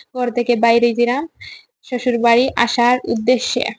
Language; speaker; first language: Bangla; non-native, local second language; Sylheti